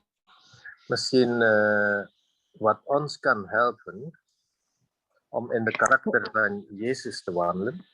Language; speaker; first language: Dutch; non-native, fluent; Indonesian